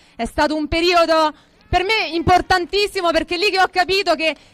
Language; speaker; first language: Italian; native; Italian